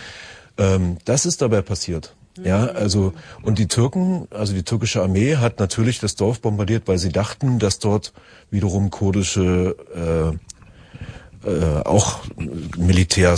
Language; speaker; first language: German; native; German